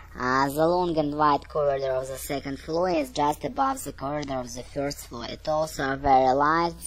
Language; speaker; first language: English; non-native, learner; Russian